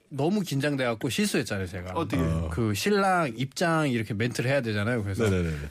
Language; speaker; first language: Korean; non-native, fluent; Nepali